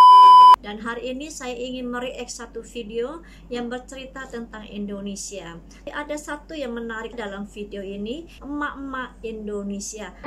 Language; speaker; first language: Indonesian; non-native, local second language; Malay